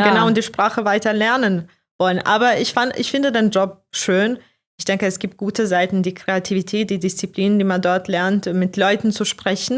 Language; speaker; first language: German; non-native, fluent; Croatian